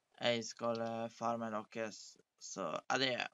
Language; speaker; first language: Norwegian; early bilingual, other home language; Polish